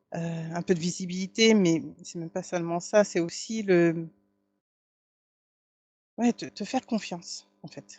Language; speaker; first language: French; native; French